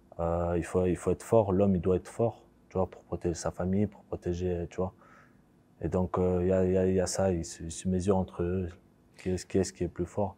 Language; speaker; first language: French; early bilingual, other home language; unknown